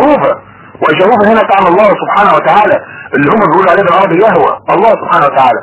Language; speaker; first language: Arabic; native; Arabic